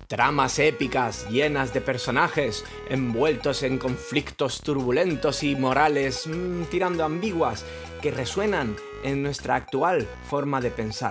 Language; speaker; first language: Spanish; native; Spanish